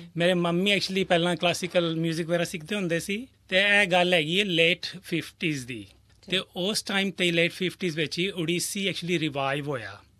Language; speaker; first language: Punjabi; native; Punjabi